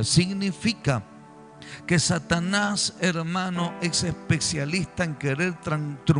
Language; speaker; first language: Spanish; native; Spanish